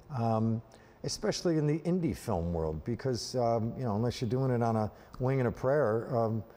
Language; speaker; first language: English; native; English